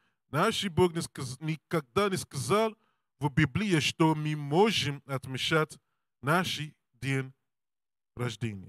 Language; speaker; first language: Russian; non-native, learner; English